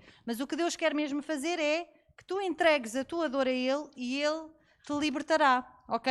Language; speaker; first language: Portuguese; native; Portuguese